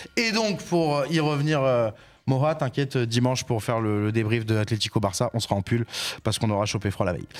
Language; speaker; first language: French; native; French